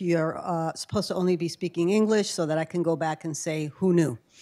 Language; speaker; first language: English; early bilingual, other home language; Spanish